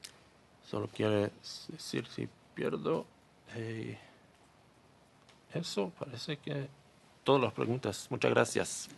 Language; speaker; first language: Spanish; non-native, learner; Hebrew